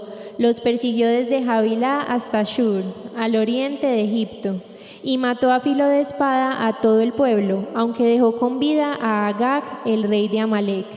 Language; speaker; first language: Spanish; native; Spanish